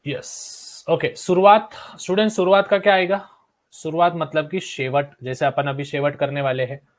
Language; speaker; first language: Hindi; non-native, local second language; Marathi